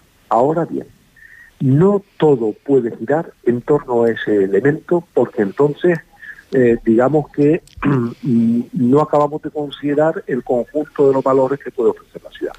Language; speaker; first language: Spanish; native; Spanish